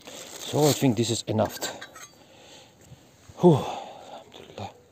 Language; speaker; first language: English; non-native, learner; Russian